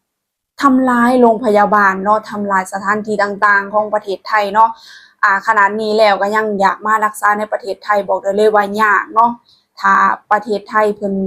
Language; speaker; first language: Thai; non-native, local second language; Lao